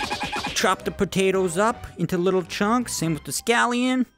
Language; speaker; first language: English; native; English